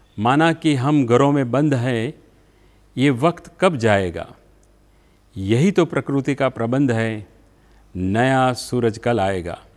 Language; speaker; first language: Hindi; non-native, local second language; Gujarati